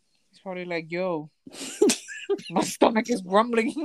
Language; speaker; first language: English; early bilingual, other home language; Spanish